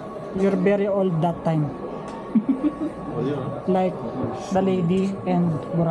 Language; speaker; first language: English; non-native, local second language; Filipino